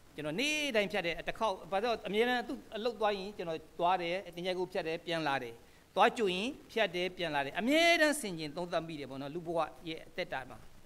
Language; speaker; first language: Burmese; non-native, local second language; Kachin